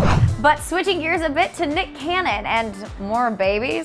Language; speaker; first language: English; native; English